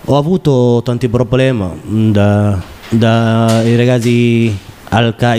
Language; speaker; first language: Italian; non-native, learner; Somali